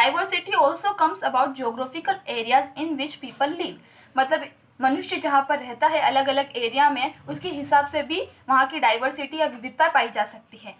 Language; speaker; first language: Hindi; native; Hindi